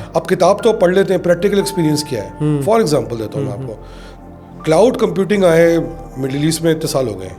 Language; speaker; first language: Urdu; native; Urdu